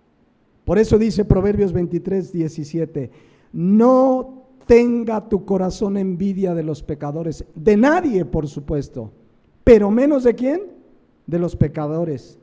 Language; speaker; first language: Spanish; native; Spanish